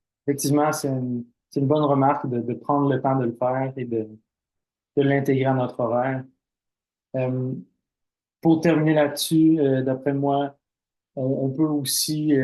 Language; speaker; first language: French; native; French